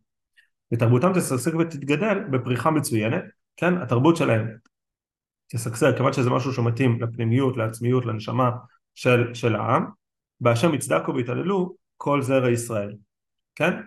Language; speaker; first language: Hebrew; native; Hebrew